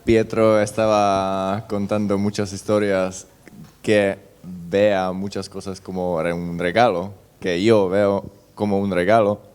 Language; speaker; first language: Spanish; non-native, fluent; Czech